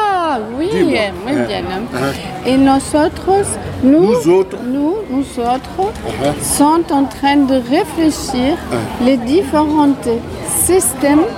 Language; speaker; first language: French; non-native, fluent; Spanish